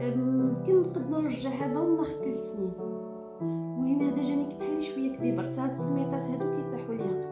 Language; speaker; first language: Arabic; native; Arabic